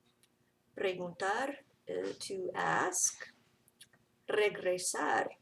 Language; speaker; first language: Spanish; non-native, fluent; English